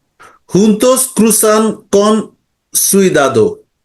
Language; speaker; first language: Spanish; non-native, learner; Bangla